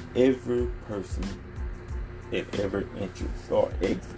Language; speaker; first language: English; native; English